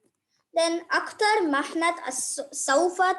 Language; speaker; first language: Arabic; non-native, learner; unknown